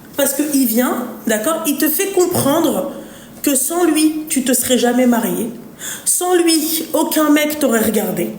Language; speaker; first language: French; native; French